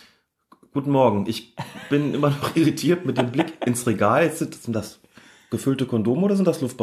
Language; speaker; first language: German; native; German